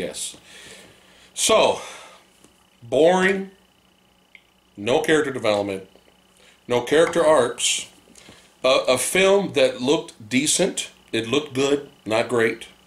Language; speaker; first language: English; native; English